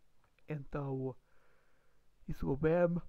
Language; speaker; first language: Portuguese; non-native, learner; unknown